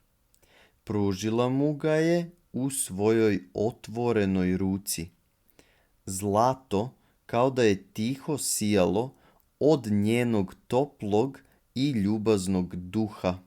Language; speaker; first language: Serbian; native; Serbian